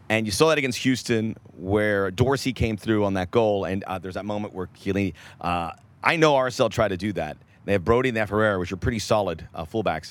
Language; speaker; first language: English; native; English